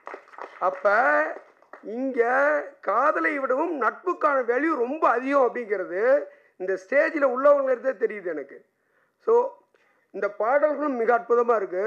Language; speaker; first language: Tamil; native; Tamil